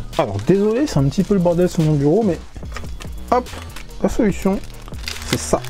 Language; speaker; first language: French; native; French